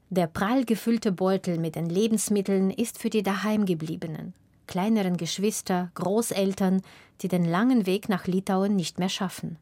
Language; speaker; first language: German; native; German